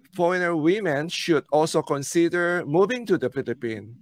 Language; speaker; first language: English; non-native, local second language; Filipino